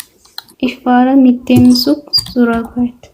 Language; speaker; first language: German; non-native, learner; Amharic